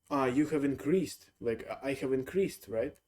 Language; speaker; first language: English; non-native, fluent; Russian